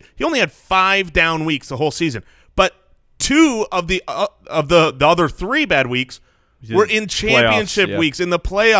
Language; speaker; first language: English; native; English